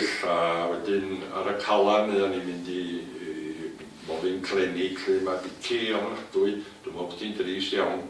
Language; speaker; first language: Welsh; native; Welsh